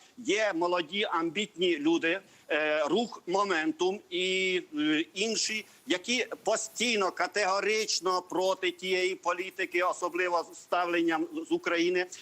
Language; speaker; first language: Ukrainian; non-native, local second language; Hungarian